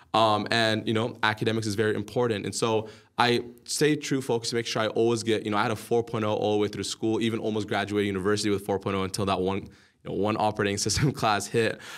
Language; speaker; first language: English; early bilingual, other home language; Arabic